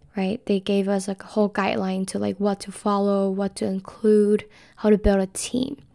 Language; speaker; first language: English; non-native, fluent; Chinese